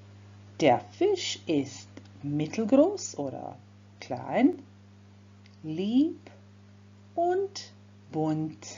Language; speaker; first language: German; non-native, fluent; Croatian